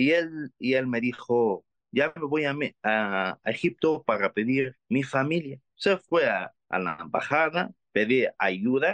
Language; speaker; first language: Spanish; non-native, learner; Arabic